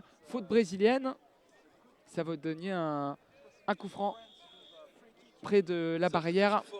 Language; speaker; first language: French; native; French